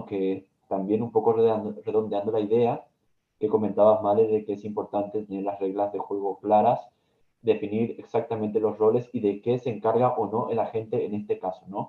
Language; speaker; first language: Spanish; native; Spanish